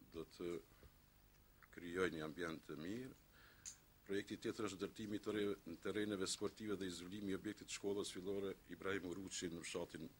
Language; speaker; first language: Albanian; native; Albanian